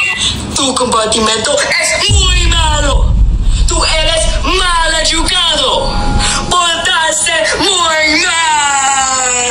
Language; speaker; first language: Spanish; non-native, learner; English